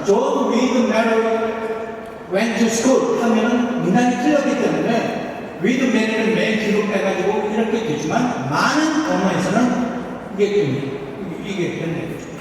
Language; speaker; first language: Korean; native; Korean